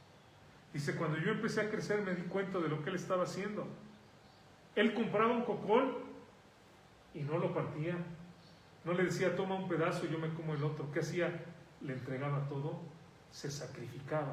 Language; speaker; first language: Spanish; native; Spanish